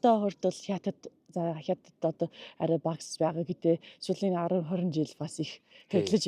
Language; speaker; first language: Mongolian; non-native, learner; English